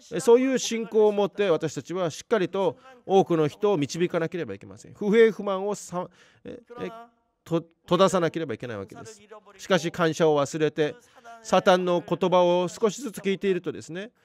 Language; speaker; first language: Japanese; non-native, fluent; Korean